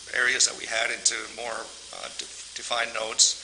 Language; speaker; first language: English; native; English